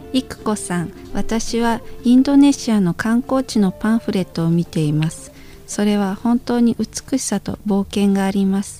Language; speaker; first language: Japanese; non-native, learner; Indonesian